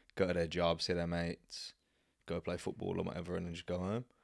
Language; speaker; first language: English; native; English